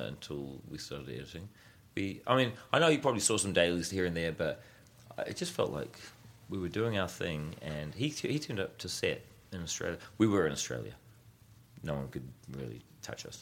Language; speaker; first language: English; native; English